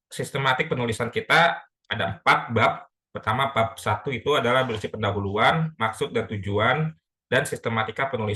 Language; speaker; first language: Indonesian; native; Indonesian